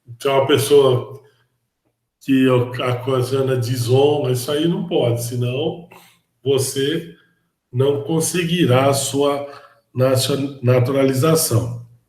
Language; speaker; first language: Portuguese; native; Portuguese